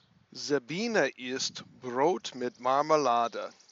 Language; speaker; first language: German; non-native, fluent; English